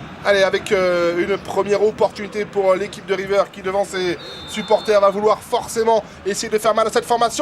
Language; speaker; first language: French; native; French